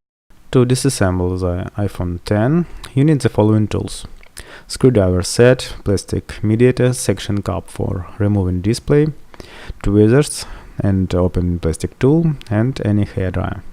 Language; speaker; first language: English; non-native, fluent; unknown